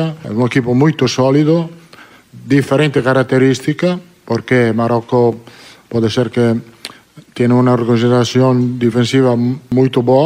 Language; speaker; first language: Portuguese; non-native, fluent; Italian